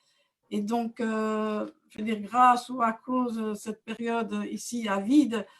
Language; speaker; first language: French; native; French